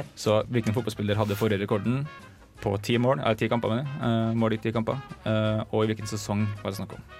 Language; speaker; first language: Norwegian; native; Norwegian